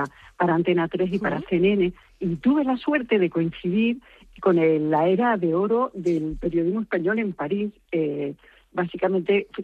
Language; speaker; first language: Spanish; native; Spanish